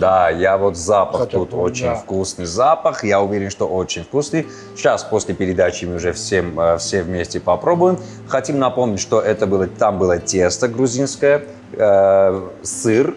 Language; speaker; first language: Russian; non-native, fluent; Armenian